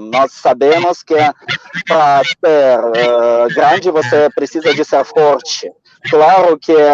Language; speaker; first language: Portuguese; non-native, fluent; Russian